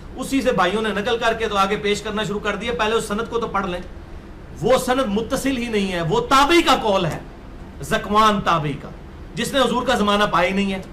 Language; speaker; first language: Urdu; non-native, local second language; Punjabi